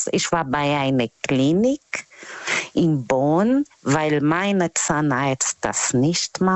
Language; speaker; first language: German; non-native, fluent; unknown